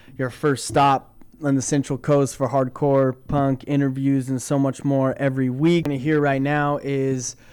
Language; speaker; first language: English; native; English